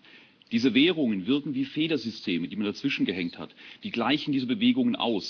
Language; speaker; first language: German; native; German